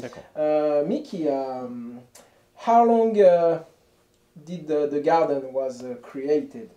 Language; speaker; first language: English; non-native, learner; French